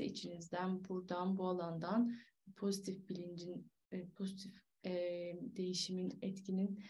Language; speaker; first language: Turkish; native; Turkish